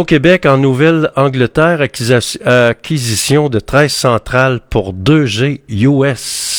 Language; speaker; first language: French; native; French